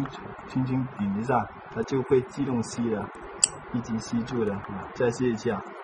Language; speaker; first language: Chinese; native; Chinese